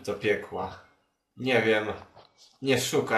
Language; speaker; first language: Polish; native; Polish